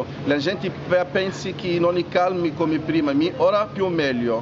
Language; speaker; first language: Italian; non-native, learner; Arabic